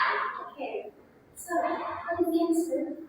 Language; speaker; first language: English; non-native, fluent; Indonesian